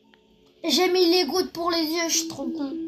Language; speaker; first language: French; early bilingual, other home language; Portuguese